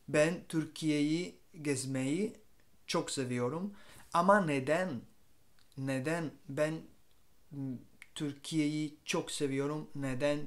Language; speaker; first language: Turkish; non-native, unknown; Spanish